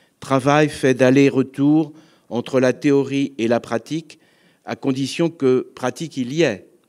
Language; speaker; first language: French; native; French